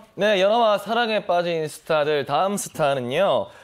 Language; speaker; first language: Korean; native; Korean